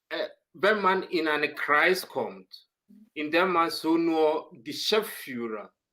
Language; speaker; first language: German; non-native, learner; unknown